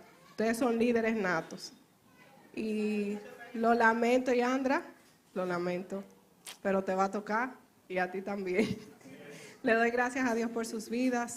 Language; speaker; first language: Spanish; native; Spanish